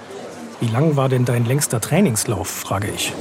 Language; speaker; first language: German; native; German